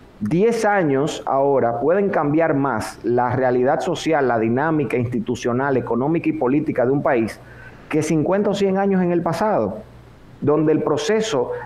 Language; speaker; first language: Spanish; native; Spanish